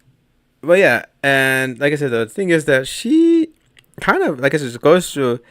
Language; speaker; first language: English; native; English